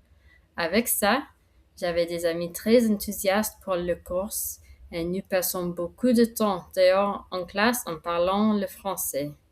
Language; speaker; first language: French; non-native, fluent; English